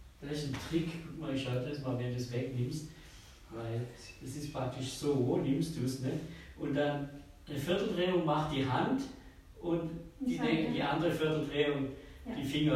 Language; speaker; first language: German; native; German